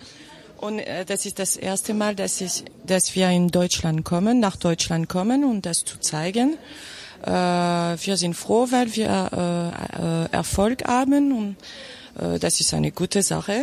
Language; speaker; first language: German; non-native, fluent; French